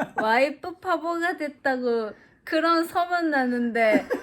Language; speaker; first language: Korean; non-native, fluent; Japanese